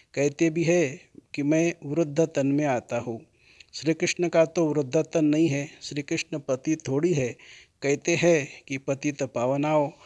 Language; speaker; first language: Hindi; native; Hindi